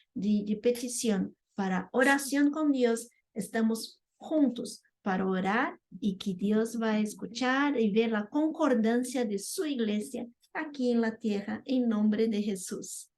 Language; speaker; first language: Spanish; non-native, fluent; Portuguese